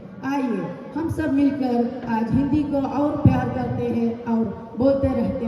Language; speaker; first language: Hindi; non-native, local second language; Malayalam